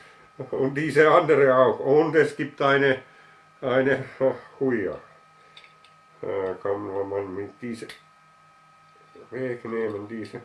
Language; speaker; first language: German; non-native, learner; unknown